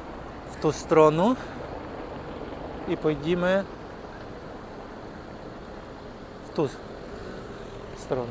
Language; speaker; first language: Polish; non-native, learner; Ukrainian